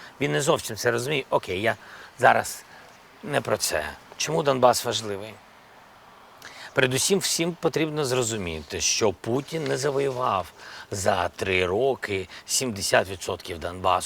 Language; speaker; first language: Ukrainian; non-native, local second language; Russian